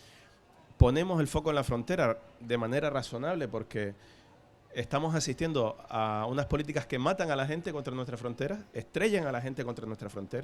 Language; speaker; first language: Spanish; native; Spanish